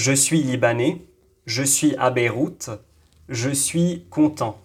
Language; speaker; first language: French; non-native, local second language; Arabic